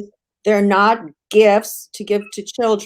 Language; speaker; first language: English; native; English